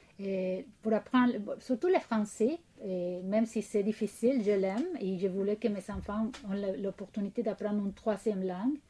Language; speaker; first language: French; non-native, fluent; Spanish